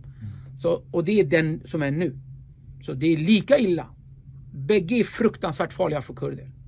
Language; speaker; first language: Swedish; early bilingual, other home language; Kurdish